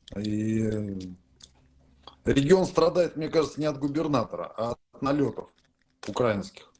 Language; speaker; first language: Russian; native; Russian